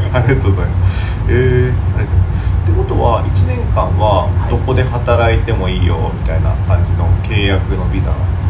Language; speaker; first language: Japanese; native; Japanese